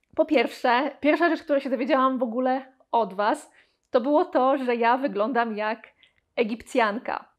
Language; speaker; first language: Polish; native; Polish